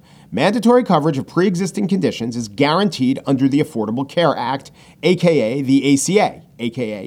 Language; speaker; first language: English; native; English